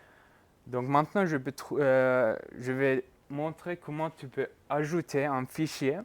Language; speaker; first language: French; non-native, fluent; Norwegian